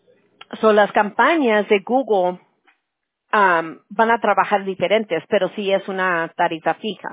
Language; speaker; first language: Spanish; early bilingual, heritage; Spanish